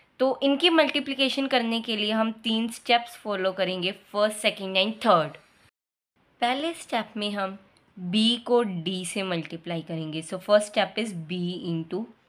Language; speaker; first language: Hindi; non-native, local second language; Punjabi